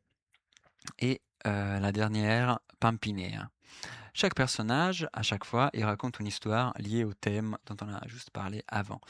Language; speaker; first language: French; native; French